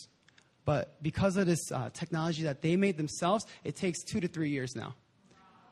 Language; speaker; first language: English; native; English